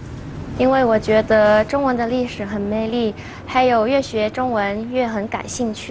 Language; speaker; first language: Chinese; non-native, learner; Lao